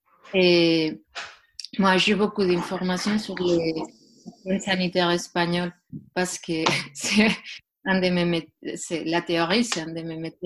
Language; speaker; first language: French; non-native, learner; Spanish